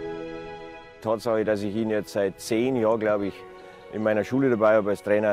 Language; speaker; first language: German; native; German